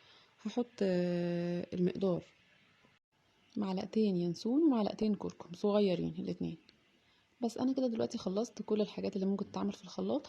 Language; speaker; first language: Arabic; native; Arabic